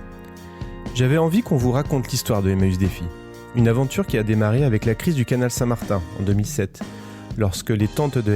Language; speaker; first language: French; native; French